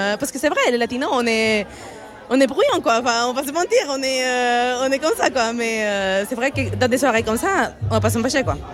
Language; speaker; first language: French; non-native, fluent; Spanish